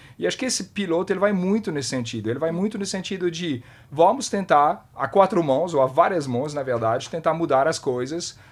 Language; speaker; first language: Portuguese; non-native, fluent; French